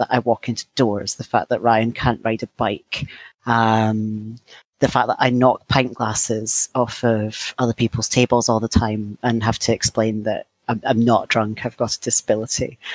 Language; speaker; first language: English; native; English